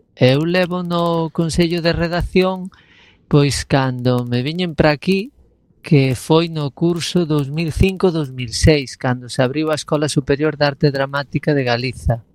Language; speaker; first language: Galician; native; Galician